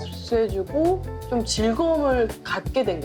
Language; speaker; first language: Korean; native; Korean